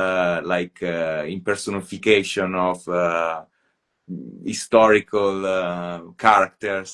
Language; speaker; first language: English; non-native, fluent; Italian